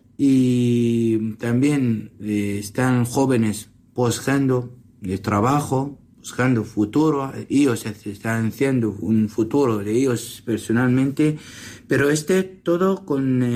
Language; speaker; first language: Spanish; non-native, learner; Assyrian Neo-Aramaic